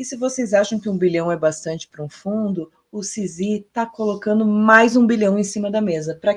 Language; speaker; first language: Portuguese; native; Portuguese